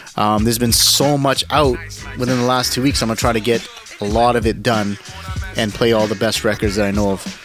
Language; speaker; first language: English; early bilingual, other home language; Punjabi